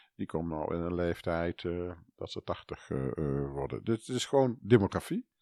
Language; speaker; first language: Dutch; native; Dutch